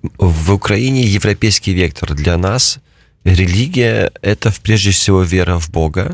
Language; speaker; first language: Polish; non-native, learner; Russian